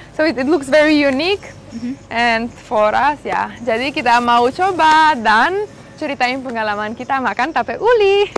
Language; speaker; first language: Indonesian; non-native, learner; Romanian